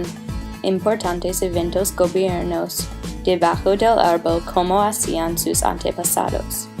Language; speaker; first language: Spanish; non-native, learner; English